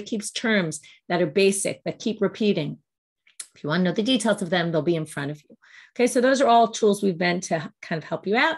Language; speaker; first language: English; native; English